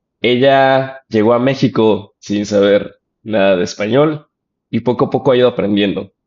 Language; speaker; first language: Spanish; native; Spanish